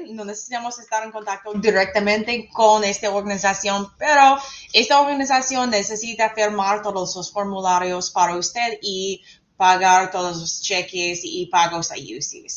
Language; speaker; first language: Spanish; non-native, fluent; English